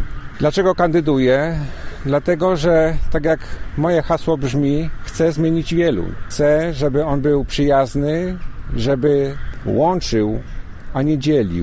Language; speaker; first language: Polish; native; Polish